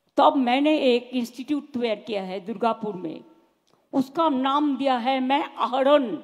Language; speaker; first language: Hindi; non-native, local second language; Bangla